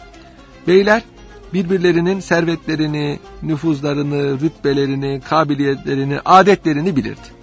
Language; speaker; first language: Turkish; native; Turkish